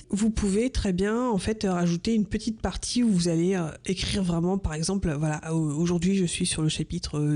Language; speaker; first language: French; native; French